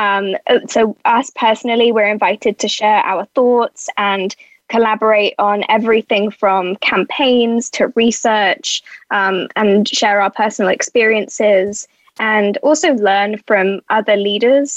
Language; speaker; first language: English; native; English